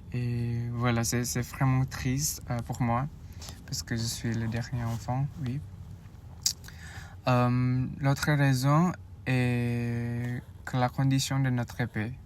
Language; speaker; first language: French; non-native, learner; Indonesian